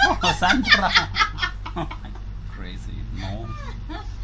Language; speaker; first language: English; non-native, learner; German